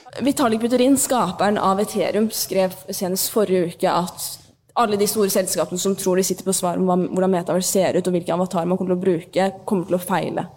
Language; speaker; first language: Norwegian; early bilingual, other home language; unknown